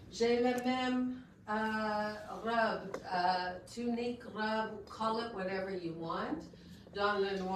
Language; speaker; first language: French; non-native, local second language; English